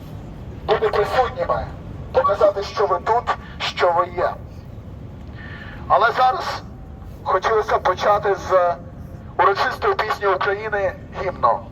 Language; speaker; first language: Ukrainian; native; Ukrainian